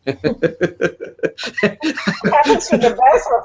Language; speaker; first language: English; native; English